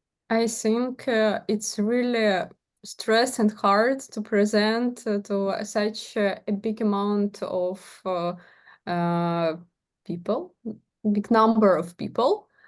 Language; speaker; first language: English; non-native, learner; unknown